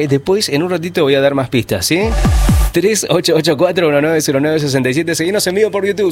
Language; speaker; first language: Spanish; native; Spanish